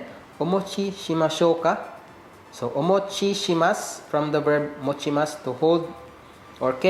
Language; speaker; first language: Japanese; non-native, fluent; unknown